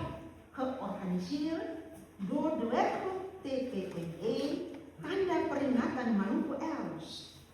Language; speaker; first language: Dutch; early bilingual, other home language; Malay